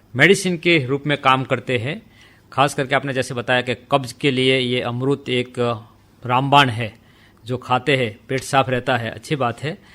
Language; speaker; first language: Hindi; non-native, local second language; Gujarati